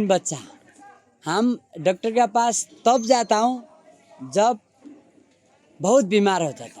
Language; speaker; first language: Hindi; non-native, learner; Nepali